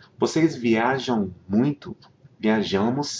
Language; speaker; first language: Portuguese; non-native, fluent; English